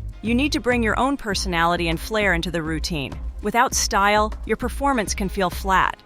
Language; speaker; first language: English; non-native, fluent; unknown